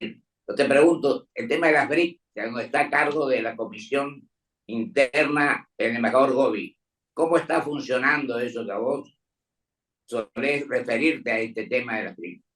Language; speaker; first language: Spanish; native; Spanish